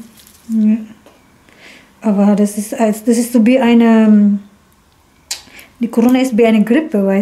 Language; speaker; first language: German; non-native, learner; Filipino